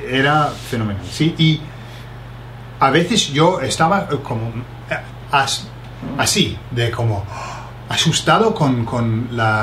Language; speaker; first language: Spanish; non-native, fluent; English